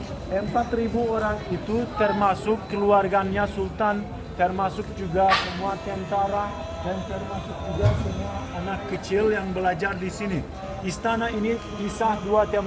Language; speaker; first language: Indonesian; non-native, fluent; Turkish